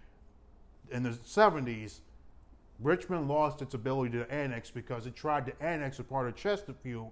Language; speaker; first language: English; native; English